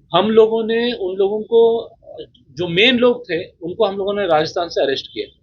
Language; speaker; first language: Hindi; non-native, local second language; Bangla